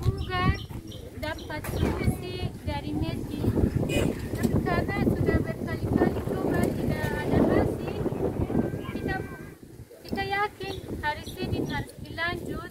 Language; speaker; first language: Indonesian; non-native, learner; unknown